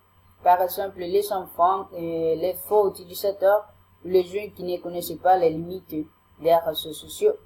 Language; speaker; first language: French; non-native, learner; Spanish